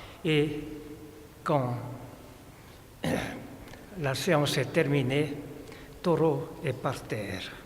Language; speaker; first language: French; non-native, fluent; Korean